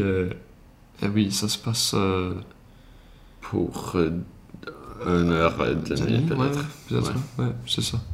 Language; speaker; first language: French; non-native, learner; Swedish